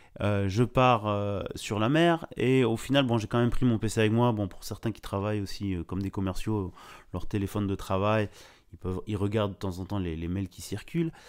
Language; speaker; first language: French; native; French